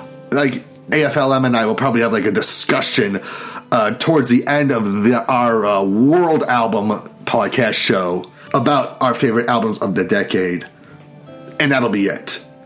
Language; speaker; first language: English; native; English